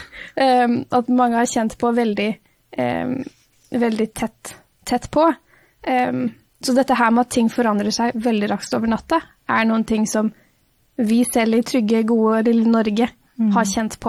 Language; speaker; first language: Norwegian; native; Norwegian